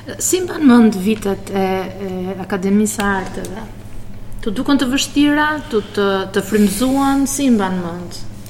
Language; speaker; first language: Albanian; native; Albanian